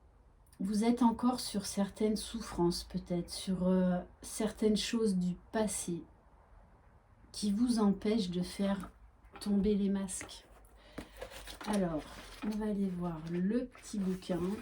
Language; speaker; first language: French; native; French